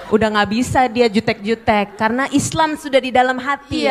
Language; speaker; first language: Indonesian; native; Indonesian